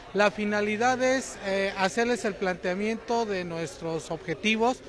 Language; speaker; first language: Spanish; native; Spanish